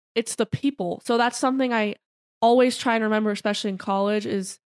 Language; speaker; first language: English; native; English